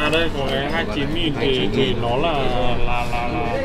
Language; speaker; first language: Vietnamese; native; Vietnamese